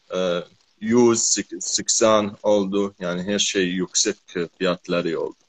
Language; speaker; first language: Turkish; non-native, learner; Arabic